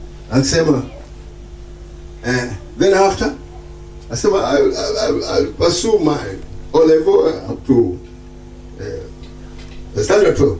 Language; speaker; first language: English; non-native, local second language; Swahili